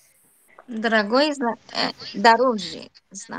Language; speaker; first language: Russian; non-native, learner; Arabic